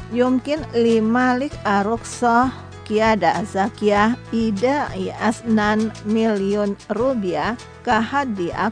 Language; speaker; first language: Arabic; non-native, learner; Indonesian